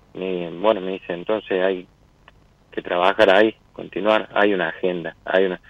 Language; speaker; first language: Spanish; native; Spanish